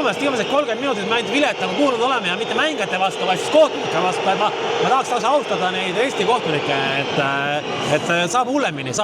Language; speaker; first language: Estonian; native; Estonian